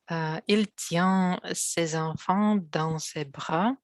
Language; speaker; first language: French; non-native, learner; Russian